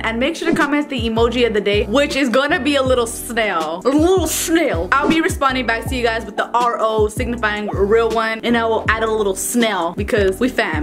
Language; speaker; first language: English; early bilingual, other home language; Spanish